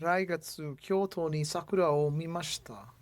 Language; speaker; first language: Japanese; non-native, learner; English